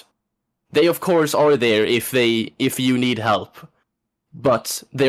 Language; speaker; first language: English; non-native, fluent; Swedish